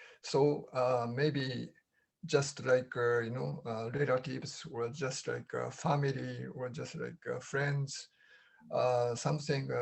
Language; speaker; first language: English; non-native, learner; Japanese